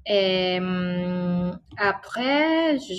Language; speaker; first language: French; non-native, learner; Italian